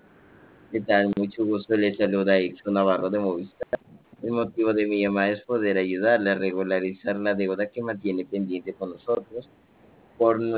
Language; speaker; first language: Spanish; native; Spanish